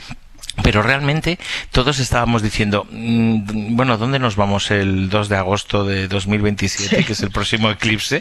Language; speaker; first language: Spanish; native; Spanish